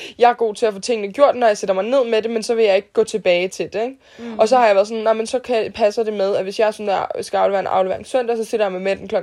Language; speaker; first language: Danish; native; Danish